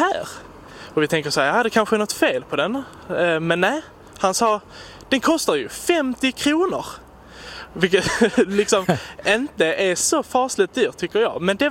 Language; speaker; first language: Swedish; native; Swedish